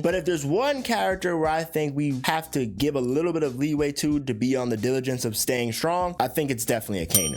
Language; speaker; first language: English; native; English